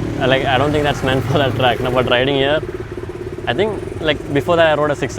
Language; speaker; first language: English; non-native, local second language; Malayalam